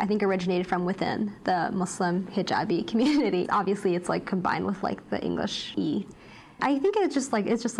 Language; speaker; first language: English; native; English